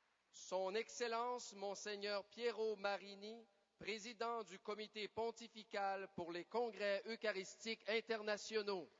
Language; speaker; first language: French; native; French